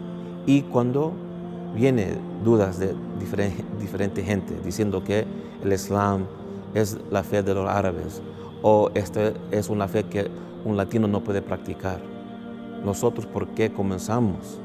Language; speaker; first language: Spanish; early bilingual, heritage; English